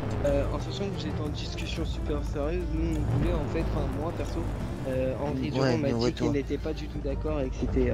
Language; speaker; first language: French; native; French